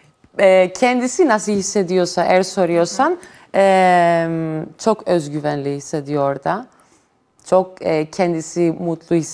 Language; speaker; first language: Turkish; non-native, fluent; Greek